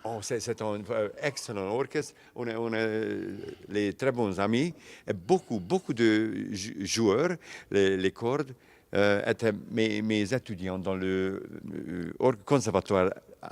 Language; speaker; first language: French; non-native, learner; Hungarian